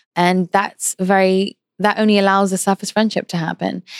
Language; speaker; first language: English; native; English